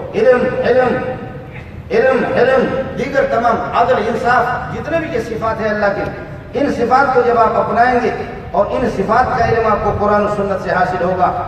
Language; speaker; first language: Urdu; non-native, local second language; Brahui